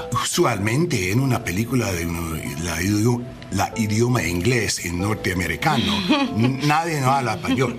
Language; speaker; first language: Spanish; non-native, learner; English